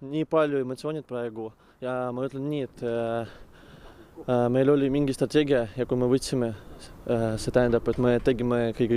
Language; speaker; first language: Estonian; non-native, local second language; Russian